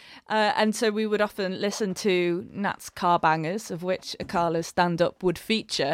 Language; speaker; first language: English; native; English